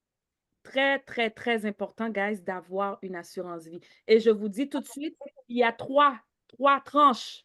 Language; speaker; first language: French; native; French